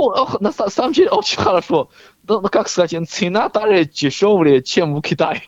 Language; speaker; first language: Russian; non-native, learner; Chinese